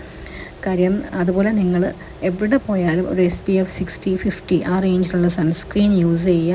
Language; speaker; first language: Malayalam; native; Malayalam